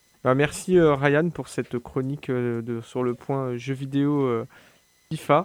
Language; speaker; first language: French; native; French